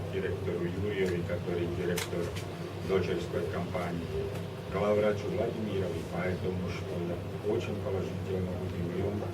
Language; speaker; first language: Russian; non-native, learner; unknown